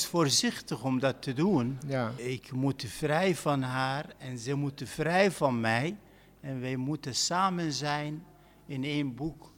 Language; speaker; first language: Dutch; non-native, fluent; Arabic